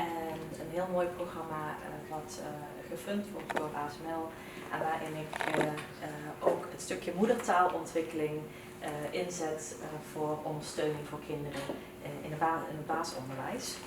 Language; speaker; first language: Dutch; early bilingual, other home language; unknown